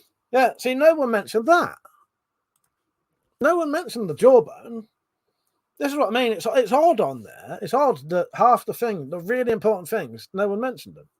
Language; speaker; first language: English; native; English